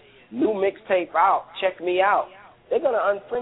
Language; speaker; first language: English; native; English